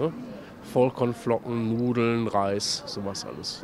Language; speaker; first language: German; native; German